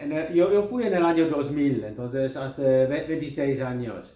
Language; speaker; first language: Spanish; non-native, learner; German